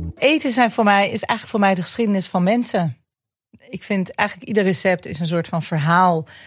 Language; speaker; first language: Dutch; native; Dutch